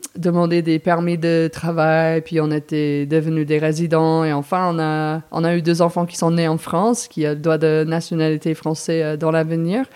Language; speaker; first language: French; non-native, fluent; English